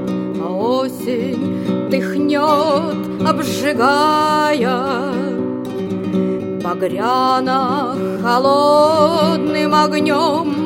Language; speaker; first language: Russian; native; Russian